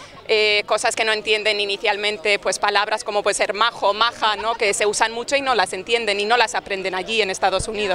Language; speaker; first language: Spanish; native; Spanish